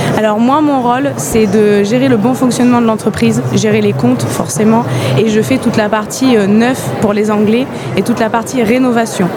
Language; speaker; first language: French; non-native, fluent; English